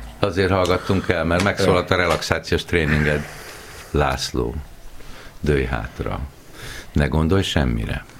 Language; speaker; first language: Hungarian; native; Hungarian